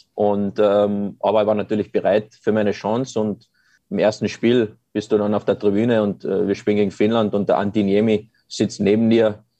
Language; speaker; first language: German; native; German